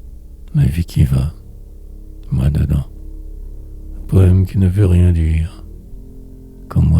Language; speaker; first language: French; native; French